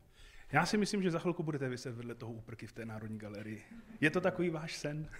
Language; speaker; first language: Czech; native; Czech